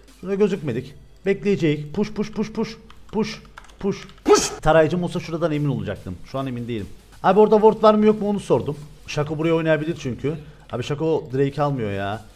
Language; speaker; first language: Turkish; native; Turkish